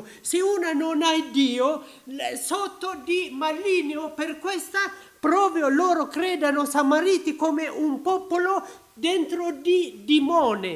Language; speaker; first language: Italian; non-native, learner; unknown